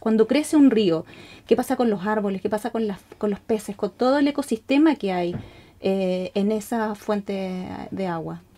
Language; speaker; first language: Spanish; native; Spanish